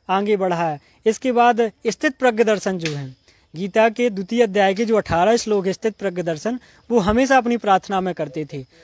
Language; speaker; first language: Hindi; native; Hindi